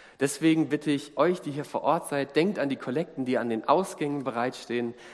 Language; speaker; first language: German; native; German